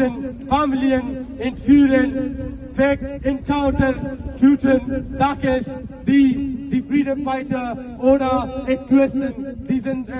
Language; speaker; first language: German; non-native, learner; Baluchi